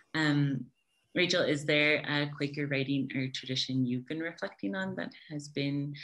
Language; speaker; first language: English; native; English